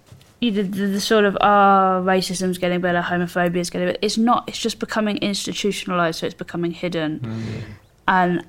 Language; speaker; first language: English; native; English